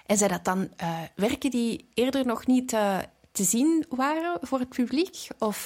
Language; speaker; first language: Dutch; native; Dutch